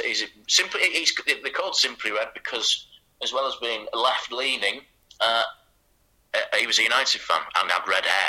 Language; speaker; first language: English; native; English